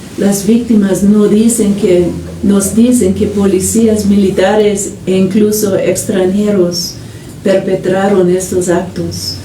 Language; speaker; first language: Spanish; non-native, fluent; English